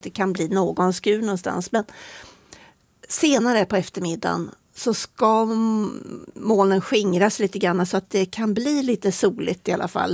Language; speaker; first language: Swedish; native; Swedish